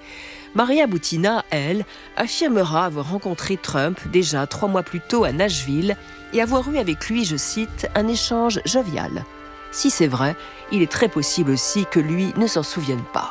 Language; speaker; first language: French; native; French